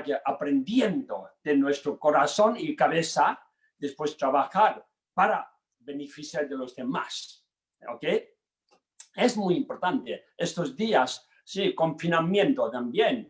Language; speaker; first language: Spanish; non-native, learner; Tibetan